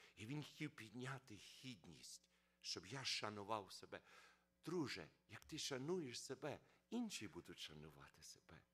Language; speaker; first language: Ukrainian; early bilingual, heritage; Ukrainian